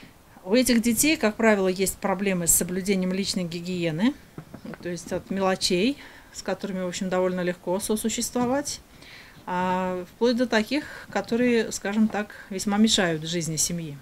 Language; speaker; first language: Russian; native; Russian